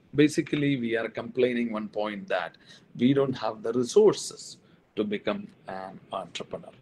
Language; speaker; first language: English; non-native, local second language; Malayalam